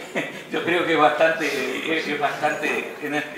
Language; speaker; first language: Spanish; native; Spanish